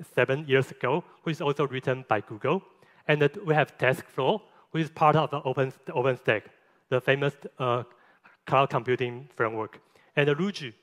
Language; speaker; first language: English; non-native, fluent; Chinese